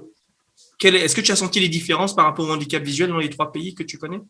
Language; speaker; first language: French; native; French